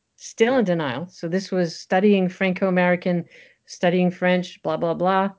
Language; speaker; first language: English; early bilingual, other home language; French